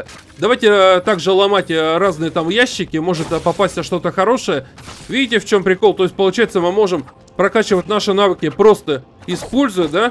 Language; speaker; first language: Russian; native; Russian